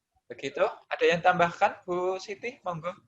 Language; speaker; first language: Indonesian; non-native, local second language; Javanese